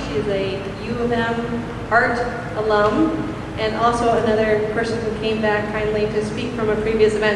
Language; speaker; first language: English; native; English